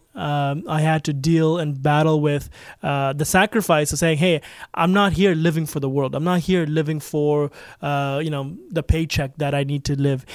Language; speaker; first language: English; native; English